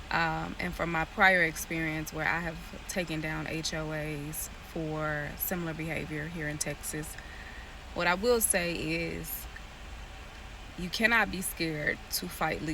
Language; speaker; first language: English; native; English